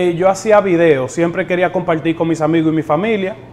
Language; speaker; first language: Spanish; native; Spanish